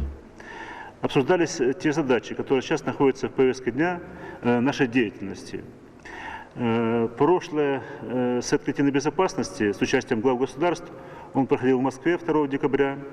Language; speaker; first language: Russian; native; Russian